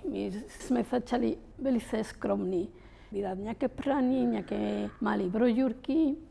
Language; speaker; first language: Czech; non-native, fluent; Spanish